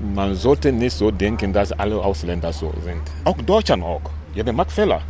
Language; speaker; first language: German; non-native, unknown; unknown